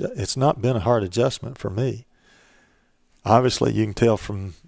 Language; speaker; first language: English; native; English